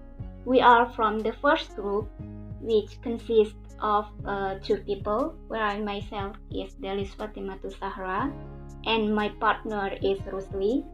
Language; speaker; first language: English; non-native, learner; Indonesian